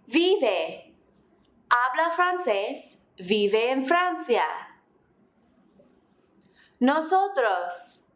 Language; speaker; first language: Spanish; non-native, fluent; English